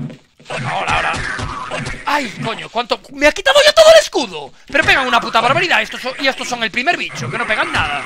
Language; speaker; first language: Spanish; native; Spanish